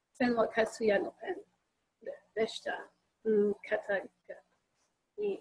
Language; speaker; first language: Japanese; non-native, learner; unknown